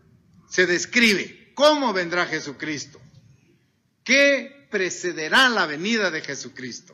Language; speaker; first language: Spanish; native; Spanish